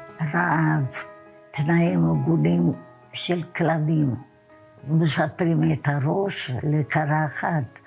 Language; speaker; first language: Hebrew; non-native, fluent; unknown